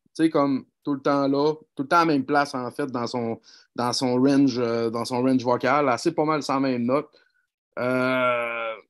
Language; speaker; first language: French; native; French